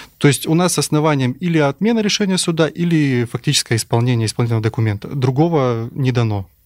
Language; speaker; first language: Russian; native; Russian